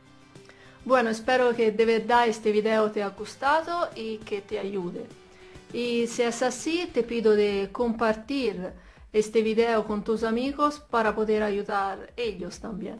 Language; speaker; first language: Spanish; non-native, fluent; Italian